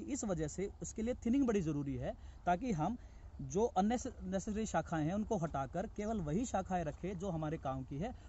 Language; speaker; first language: Hindi; native; Hindi